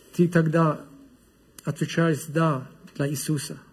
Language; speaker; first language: Russian; non-native, learner; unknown